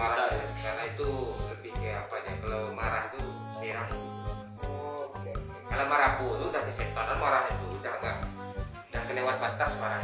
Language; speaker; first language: Indonesian; non-native, local second language; Minangkabau